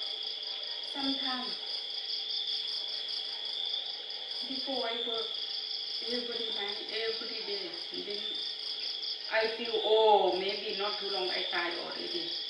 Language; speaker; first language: English; non-native, learner; Thai